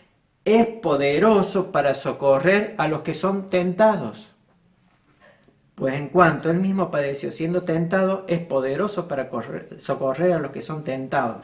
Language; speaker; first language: Spanish; native; Spanish